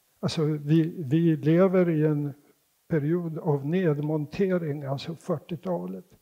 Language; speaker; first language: Swedish; non-native, fluent; Polish